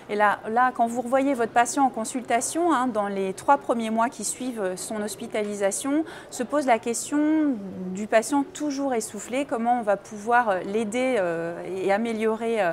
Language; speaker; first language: French; native; French